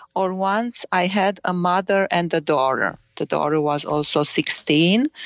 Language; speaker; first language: English; non-native, fluent; Romanian